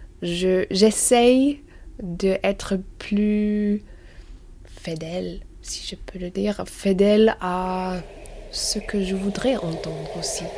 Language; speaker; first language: French; non-native, learner; English